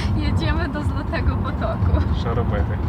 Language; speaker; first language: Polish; non-native, learner; Ukrainian